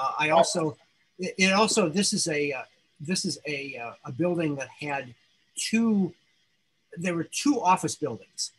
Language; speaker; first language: English; native; English